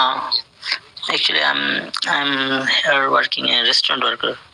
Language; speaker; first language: English; non-native, learner; Bangla